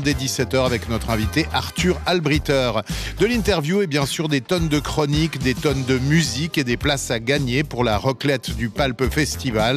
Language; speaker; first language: French; native; French